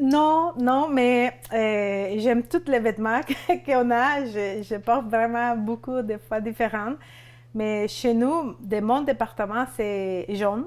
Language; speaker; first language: French; non-native, fluent; Spanish